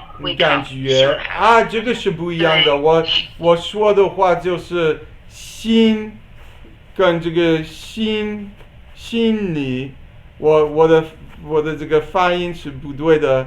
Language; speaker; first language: Chinese; non-native, learner; English